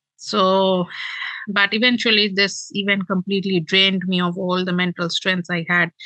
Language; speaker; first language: English; non-native, local second language; Bangla